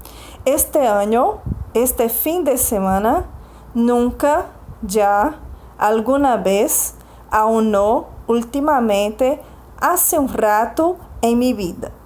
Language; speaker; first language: Spanish; non-native, fluent; Portuguese